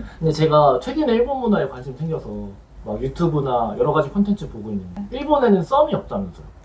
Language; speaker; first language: Korean; native; Korean